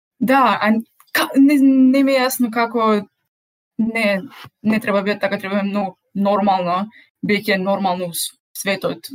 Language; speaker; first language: Macedonian; native; Macedonian